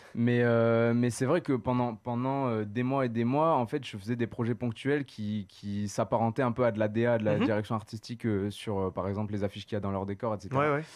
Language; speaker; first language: French; native; French